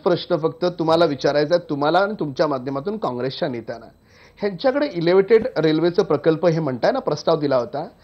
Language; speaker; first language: Marathi; native; Marathi